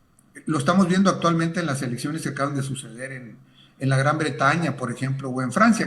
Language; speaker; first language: Spanish; native; Spanish